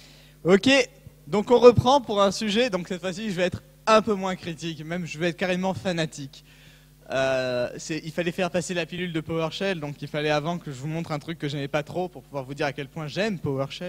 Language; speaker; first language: French; native; French